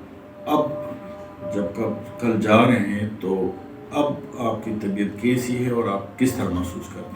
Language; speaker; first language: Urdu; native; Urdu